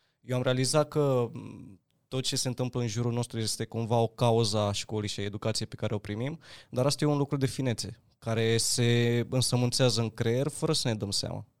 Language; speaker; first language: Romanian; native; Romanian